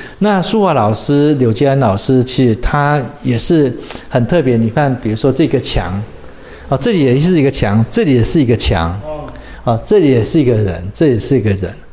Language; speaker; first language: Chinese; native; Chinese